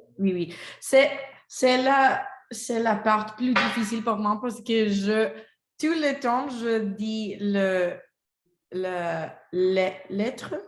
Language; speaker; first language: French; non-native, learner; Spanish